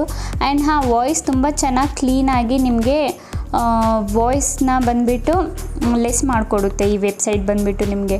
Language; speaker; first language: Kannada; native; Kannada